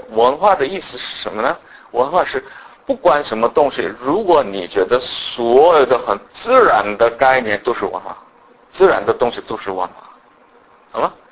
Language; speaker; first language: Chinese; non-native, fluent; Korean